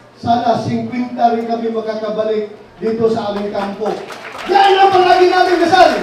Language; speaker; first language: Filipino; non-native, local second language; Cebuano